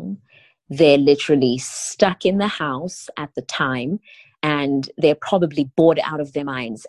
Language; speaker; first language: English; non-native, local second language; Tswana